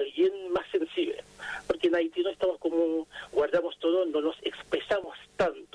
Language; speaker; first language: Spanish; non-native, fluent; Haitian Creole